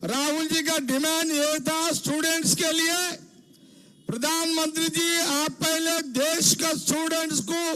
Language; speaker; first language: Hindi; non-native, local second language; Telugu